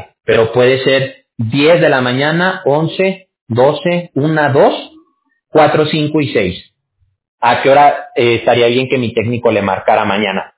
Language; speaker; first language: Spanish; native; Spanish